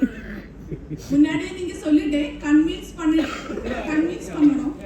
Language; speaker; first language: Tamil; non-native, learner; Malayalam